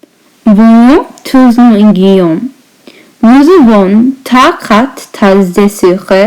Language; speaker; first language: French; non-native, learner; English